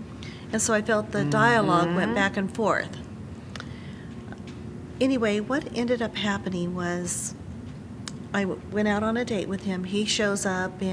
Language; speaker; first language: English; native; English